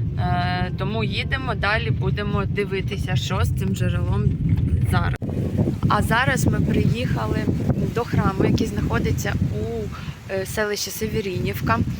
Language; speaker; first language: Ukrainian; non-native, local second language; Russian